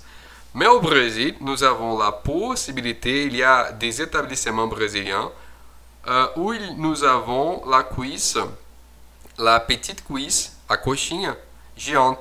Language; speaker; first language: French; non-native, fluent; Portuguese